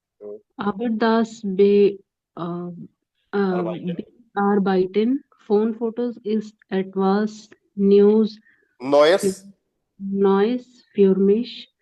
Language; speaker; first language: German; non-native, learner; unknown